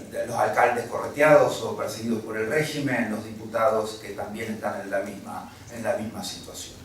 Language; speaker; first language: Spanish; native; Spanish